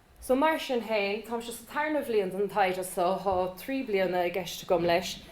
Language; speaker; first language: Irish; native; Irish